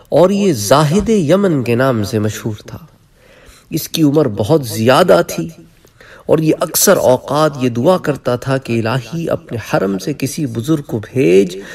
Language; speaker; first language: Urdu; native; Urdu